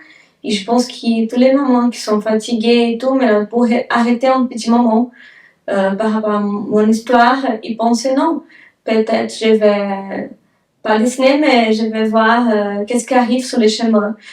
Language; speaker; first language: French; non-native, learner; Portuguese